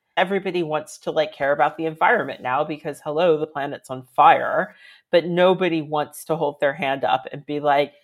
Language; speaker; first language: English; native; English